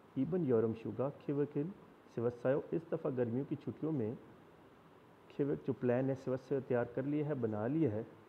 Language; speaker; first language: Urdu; non-native, local second language; Punjabi